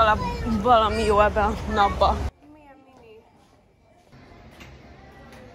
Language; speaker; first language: Hungarian; early bilingual, heritage; English